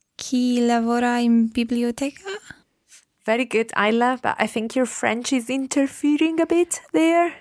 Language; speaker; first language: English; non-native, fluent; Italian